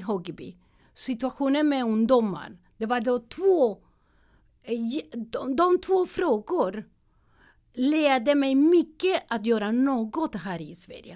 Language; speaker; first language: Swedish; non-native, learner; Spanish